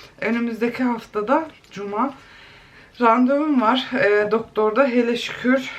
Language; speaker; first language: Turkish; early bilingual, heritage; Turkish